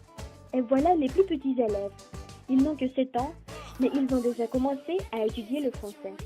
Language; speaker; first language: French; non-native, fluent; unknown